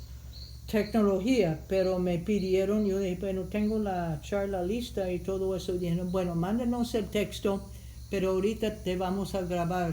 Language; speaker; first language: Spanish; non-native, fluent; English